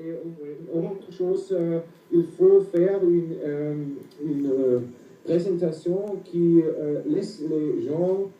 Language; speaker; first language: French; non-native, fluent; German